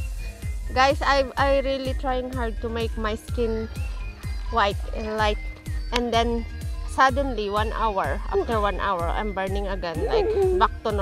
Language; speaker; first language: English; non-native, local second language; Filipino